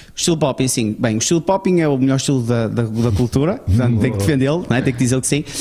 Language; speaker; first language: Portuguese; native; Portuguese